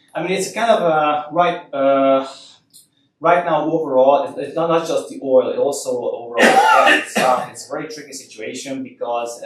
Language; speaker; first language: English; non-native, fluent; Hungarian